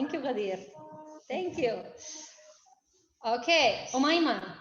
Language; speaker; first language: English; non-native, fluent; Arabic